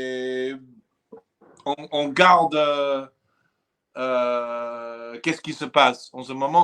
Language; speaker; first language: French; non-native, fluent; English